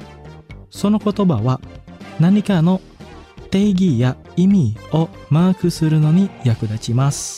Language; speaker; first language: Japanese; non-native, fluent; Indonesian